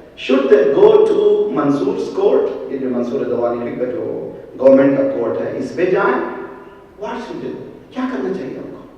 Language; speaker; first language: Urdu; native; Urdu